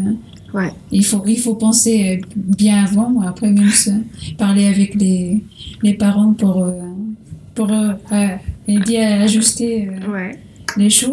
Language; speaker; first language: French; non-native, learner; Portuguese